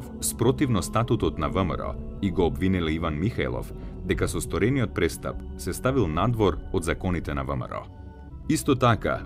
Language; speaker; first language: Macedonian; native; Macedonian